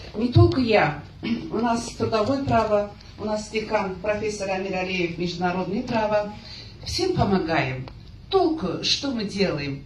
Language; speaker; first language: Russian; non-native, local second language; Azerbaijani